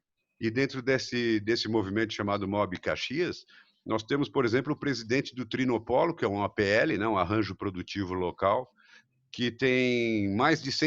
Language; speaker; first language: Portuguese; native; Portuguese